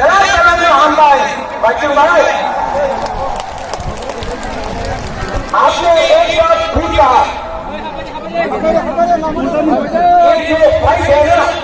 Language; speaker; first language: Hindi; non-native, local second language; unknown